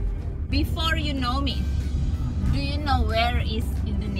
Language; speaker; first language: English; non-native, fluent; Indonesian